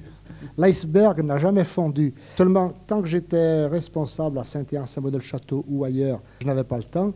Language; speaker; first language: French; native; French